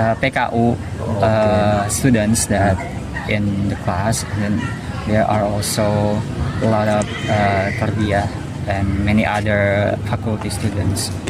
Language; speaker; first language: English; non-native, learner; Indonesian